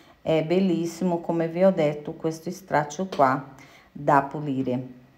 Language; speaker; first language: Italian; non-native, fluent; Portuguese